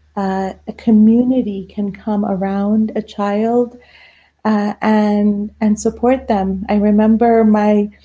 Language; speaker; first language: English; non-native, fluent; Persian